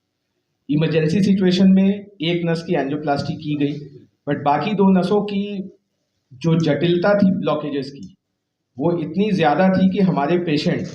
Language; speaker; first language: Hindi; native; Hindi